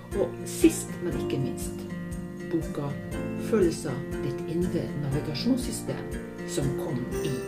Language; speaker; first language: Norwegian; native; Norwegian